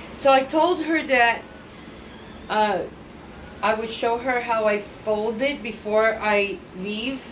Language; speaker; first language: English; early bilingual, other home language; Spanish